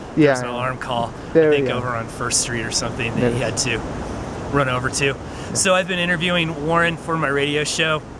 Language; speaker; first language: English; native; English